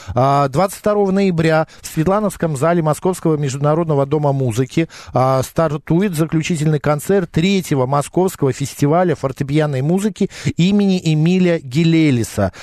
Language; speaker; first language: Russian; native; Russian